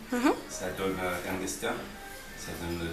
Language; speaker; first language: French; non-native, learner; Korean